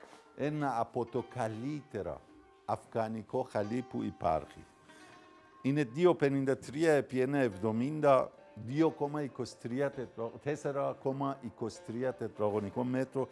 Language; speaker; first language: Greek; non-native, learner; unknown